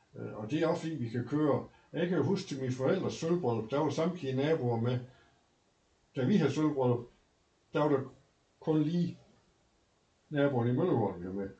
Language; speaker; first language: Danish; native; Danish